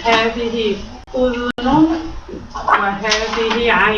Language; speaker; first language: Arabic; non-native, learner; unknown